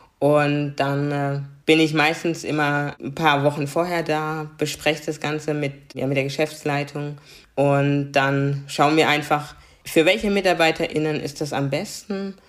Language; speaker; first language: German; native; German